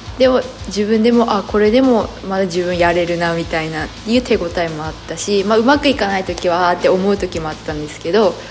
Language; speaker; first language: Japanese; native; Japanese